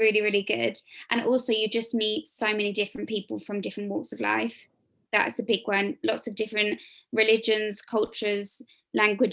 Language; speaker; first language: English; native; English